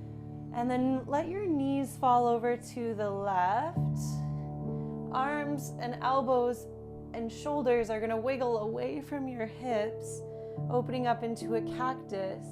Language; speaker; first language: English; native; English